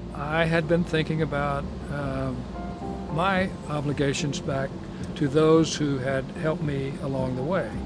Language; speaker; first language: English; native; English